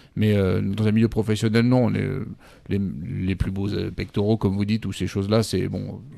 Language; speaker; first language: French; native; French